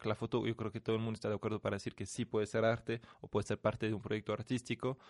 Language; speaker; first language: Spanish; non-native, fluent; French